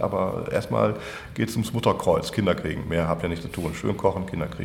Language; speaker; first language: German; native; German